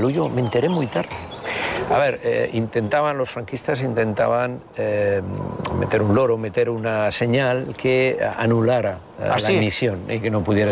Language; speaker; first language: Spanish; native; Spanish